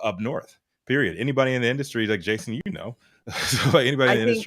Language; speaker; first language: English; native; English